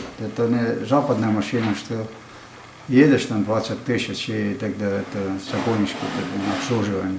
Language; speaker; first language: Russian; non-native, fluent; Estonian